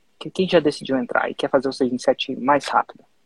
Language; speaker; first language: Portuguese; native; Portuguese